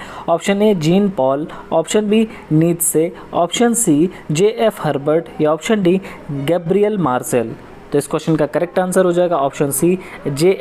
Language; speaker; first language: Hindi; native; Hindi